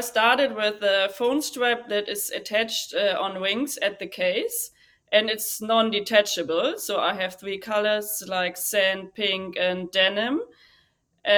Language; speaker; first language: English; non-native, fluent; German